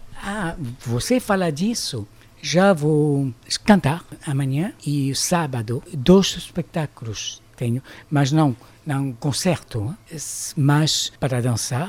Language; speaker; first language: Portuguese; non-native, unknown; French